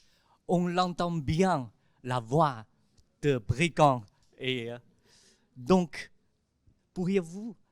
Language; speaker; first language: French; non-native, fluent; Chinese